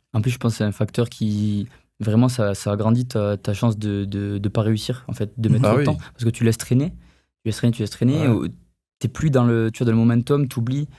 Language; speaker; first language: French; native; French